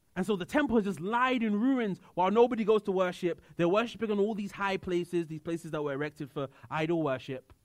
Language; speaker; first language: English; native; English